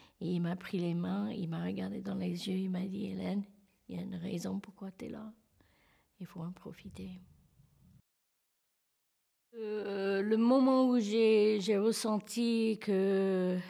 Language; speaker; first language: French; non-native, fluent; English